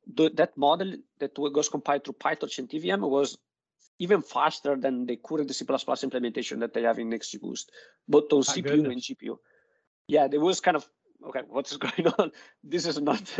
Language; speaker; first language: English; non-native, fluent; Italian